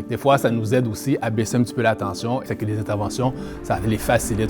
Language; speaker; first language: French; early bilingual, other home language; Haitian Creole